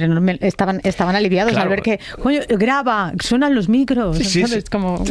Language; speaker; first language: Spanish; native; Spanish